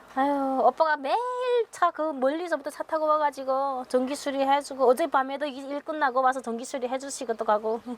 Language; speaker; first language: Korean; native; Korean